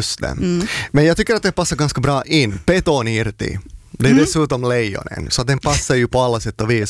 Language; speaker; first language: Swedish; native; Swedish